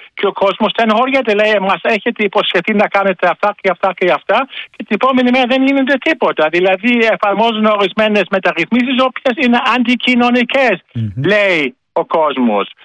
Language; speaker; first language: Greek; non-native, fluent; German